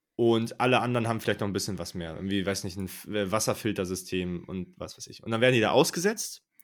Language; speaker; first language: German; native; German